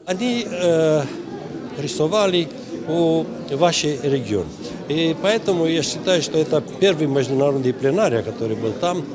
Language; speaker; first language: Russian; non-native, fluent; Romanian